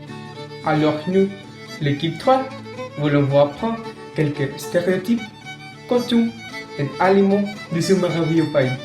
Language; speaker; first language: French; non-native, learner; Spanish